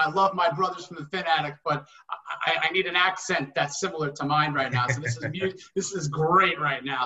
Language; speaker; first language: English; native; English